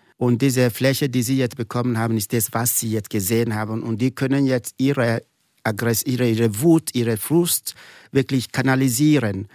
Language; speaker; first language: German; non-native, fluent; Igbo